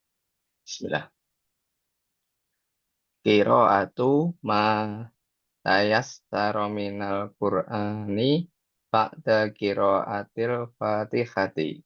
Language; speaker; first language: Arabic; non-native, learner; Indonesian